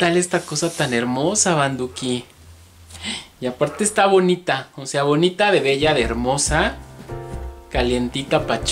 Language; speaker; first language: Spanish; native; Spanish